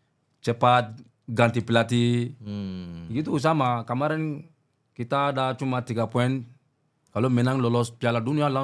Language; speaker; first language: Indonesian; non-native, learner; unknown